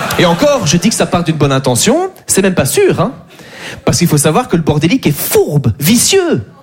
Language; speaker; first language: French; native; French